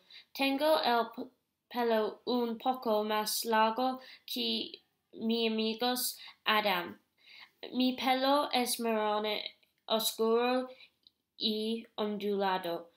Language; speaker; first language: Spanish; non-native, learner; English